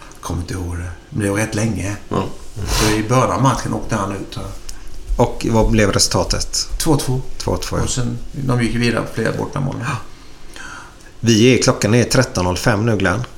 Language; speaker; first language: Swedish; native; Swedish